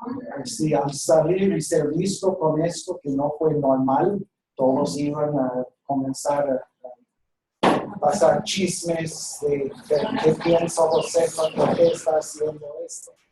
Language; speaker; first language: Spanish; non-native, fluent; English